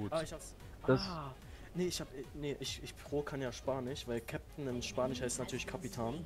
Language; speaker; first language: German; native; German